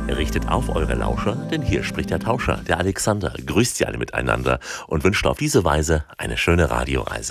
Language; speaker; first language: German; native; German